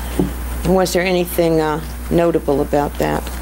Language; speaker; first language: English; native; English